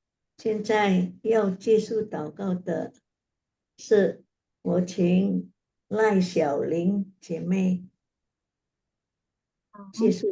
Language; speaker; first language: Chinese; non-native, learner; Indonesian